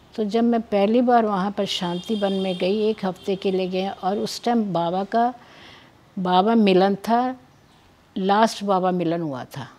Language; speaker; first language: Hindi; native; Hindi